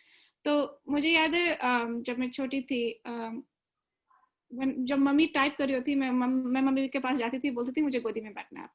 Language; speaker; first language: Hindi; early bilingual, other home language; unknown